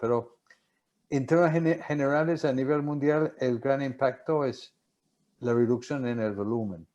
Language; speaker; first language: Spanish; non-native, fluent; English